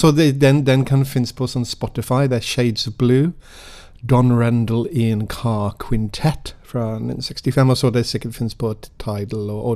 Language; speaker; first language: Norwegian; non-native, fluent; English